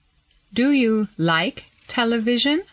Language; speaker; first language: English; non-native, fluent; Mon